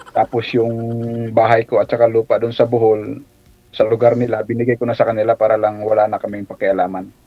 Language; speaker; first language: Filipino; non-native, local second language; Cebuano